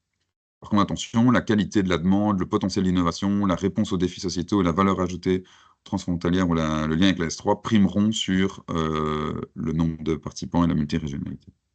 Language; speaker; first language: French; native; French